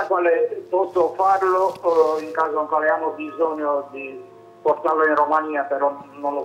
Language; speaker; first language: Italian; non-native, learner; Romanian